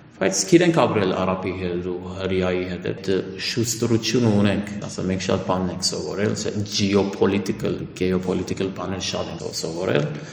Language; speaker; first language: Armenian; early bilingual, heritage; Armenian